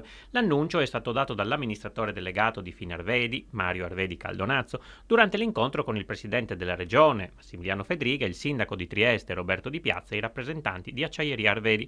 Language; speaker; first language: Italian; native; Italian